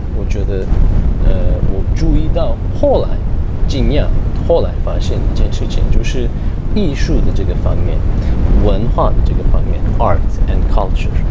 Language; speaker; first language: Chinese; non-native, fluent; Turkish